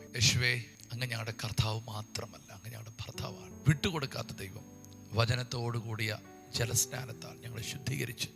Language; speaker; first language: Malayalam; native; Malayalam